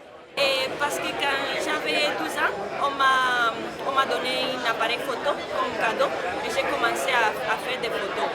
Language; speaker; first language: French; non-native, fluent; Spanish